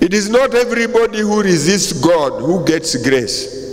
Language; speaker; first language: English; non-native, local second language; Swahili